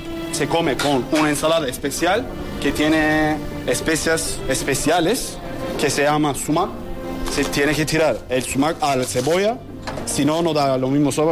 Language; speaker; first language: Spanish; non-native, learner; Turkish